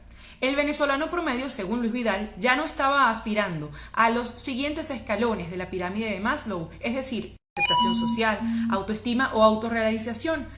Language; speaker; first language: Spanish; native; Spanish